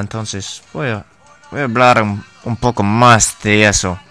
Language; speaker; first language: Spanish; non-native, learner; English